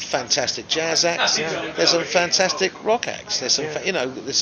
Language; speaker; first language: English; native; English